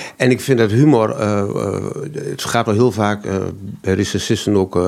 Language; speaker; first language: Dutch; native; Dutch